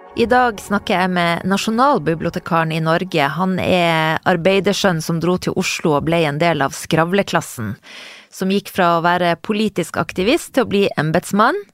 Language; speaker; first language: Norwegian; native; Norwegian